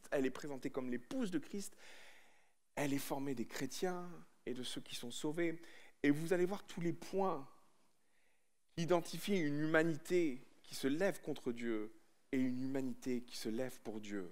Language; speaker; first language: French; native; French